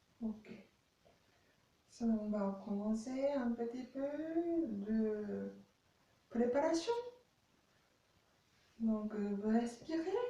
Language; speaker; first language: French; non-native, learner; Japanese